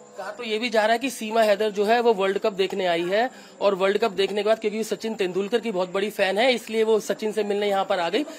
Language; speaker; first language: Hindi; native; Hindi